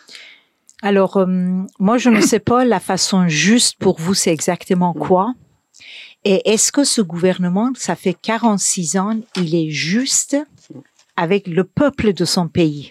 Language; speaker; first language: French; non-native, fluent; Persian